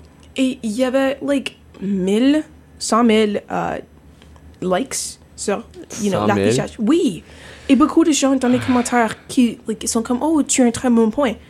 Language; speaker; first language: French; non-native, local second language; English